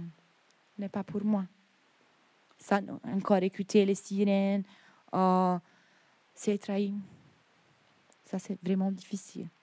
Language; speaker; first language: French; non-native, fluent; Italian